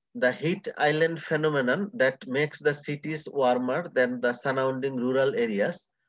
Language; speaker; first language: English; non-native, local second language; Bangla